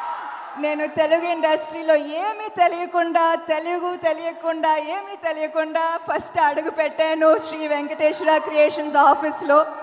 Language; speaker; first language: Telugu; non-native, fluent; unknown